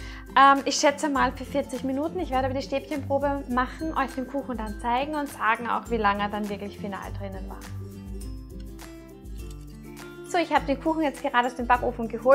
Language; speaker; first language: German; native; German